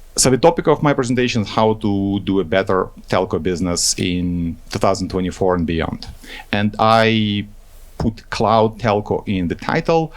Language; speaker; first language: English; non-native, fluent; Ukrainian